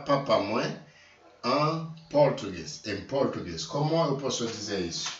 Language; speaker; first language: Portuguese; non-native, learner; Haitian Creole